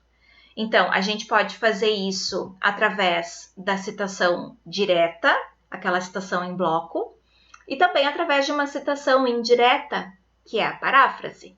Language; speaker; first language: Portuguese; native; Portuguese